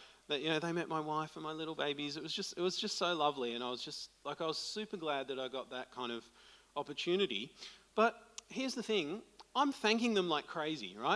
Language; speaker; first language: English; native; English